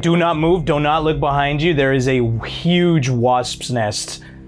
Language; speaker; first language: English; early bilingual, other home language; Spanish